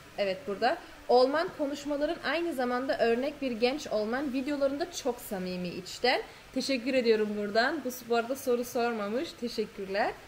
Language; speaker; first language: Turkish; early bilingual, heritage; Turkish